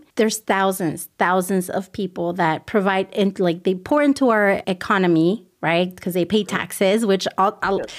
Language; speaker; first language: English; early bilingual, other home language; Spanish